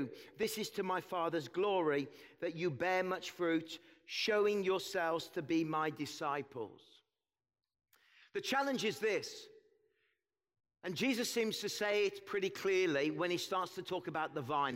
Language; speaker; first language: English; native; English